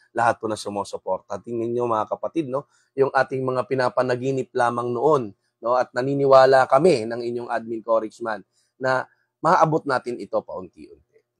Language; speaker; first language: Filipino; non-native, local second language; Waray